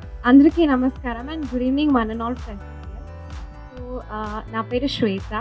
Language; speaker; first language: Telugu; early bilingual, heritage; Telugu